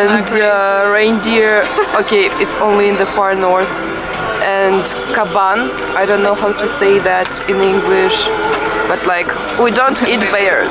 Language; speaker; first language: English; non-native, fluent; Russian